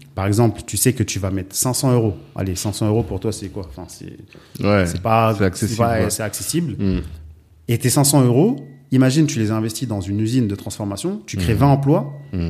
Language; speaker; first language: French; native; French